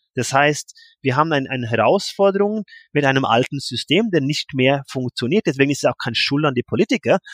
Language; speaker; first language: German; non-native, fluent; Norwegian